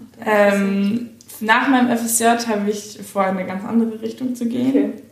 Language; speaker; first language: German; native; German